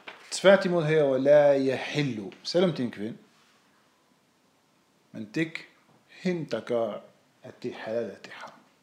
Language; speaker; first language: Danish; non-native, fluent; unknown